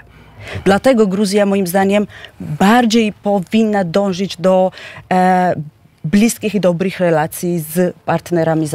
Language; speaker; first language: Polish; non-native, fluent; Georgian